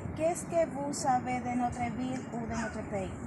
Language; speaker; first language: French; non-native, learner; Spanish